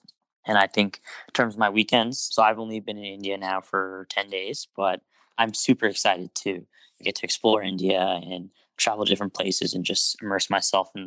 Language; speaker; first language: English; native; English